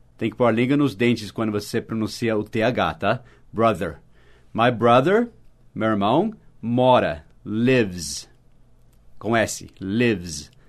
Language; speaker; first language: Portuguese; non-native, fluent; English